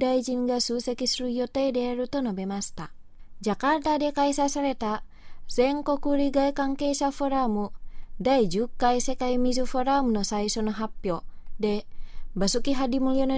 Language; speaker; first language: Japanese; non-native, fluent; Indonesian